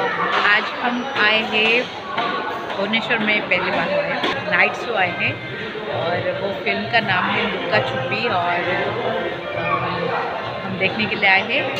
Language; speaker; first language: Hindi; non-native, local second language; Odia